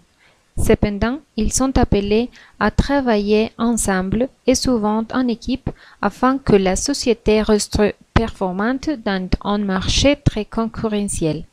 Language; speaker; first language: French; non-native, learner; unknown